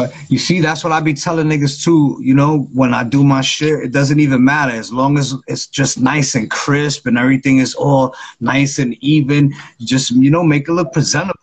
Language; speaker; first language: English; native; English